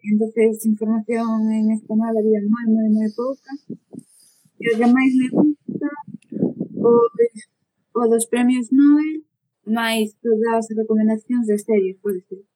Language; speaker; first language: Galician; native; Galician